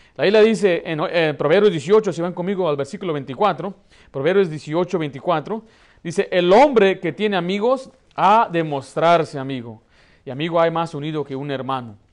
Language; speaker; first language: Spanish; early bilingual, heritage; Spanish